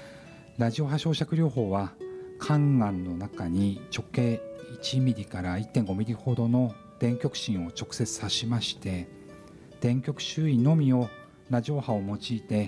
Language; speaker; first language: Japanese; native; Japanese